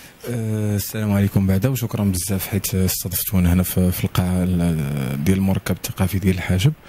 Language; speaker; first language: Arabic; native; Arabic